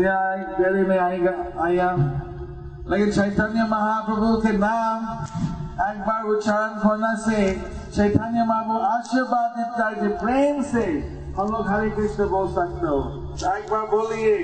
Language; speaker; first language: Hindi; non-native, learner; English